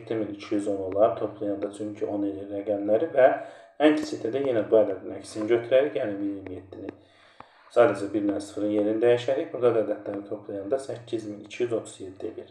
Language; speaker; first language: Azerbaijani; native; Azerbaijani